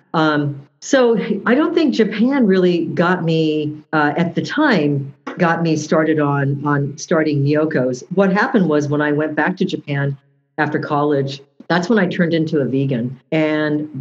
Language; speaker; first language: English; early bilingual, other home language; Japanese